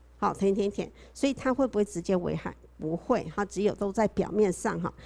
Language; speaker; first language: Chinese; native; Chinese